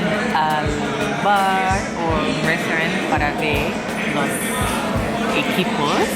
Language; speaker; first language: Spanish; non-native, learner; English